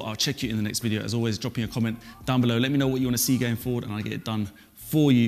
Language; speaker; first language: English; native; English